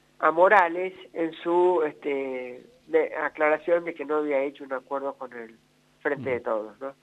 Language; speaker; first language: Spanish; native; Spanish